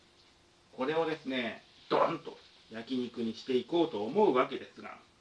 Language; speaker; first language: Japanese; native; Japanese